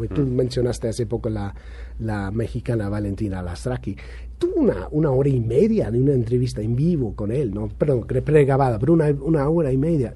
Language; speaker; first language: Spanish; non-native, fluent; English